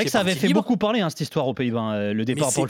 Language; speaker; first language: French; native; French